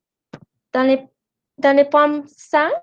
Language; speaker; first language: French; non-native, learner; Spanish